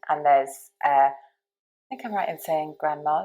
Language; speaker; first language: English; native; English